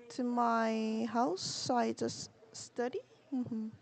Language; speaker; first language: English; non-native, learner; Korean